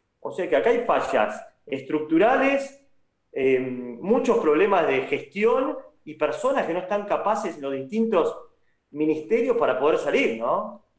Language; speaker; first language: Spanish; native; Spanish